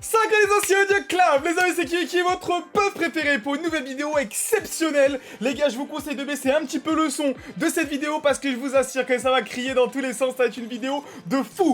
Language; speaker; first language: French; native; French